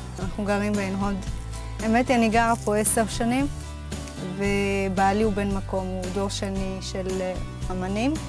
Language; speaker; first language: Hebrew; early bilingual, other home language; Amharic